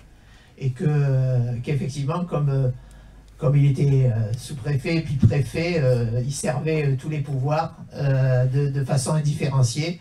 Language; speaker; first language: French; native; French